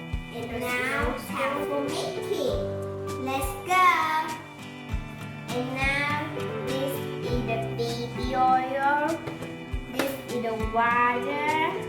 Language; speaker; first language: English; non-native, learner; Vietnamese